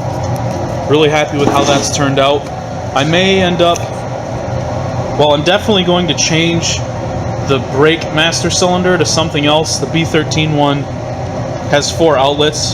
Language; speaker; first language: English; native; English